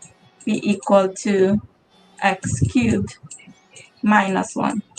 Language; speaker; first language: English; native; English